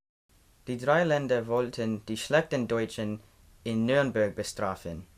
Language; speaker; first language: German; non-native, learner; English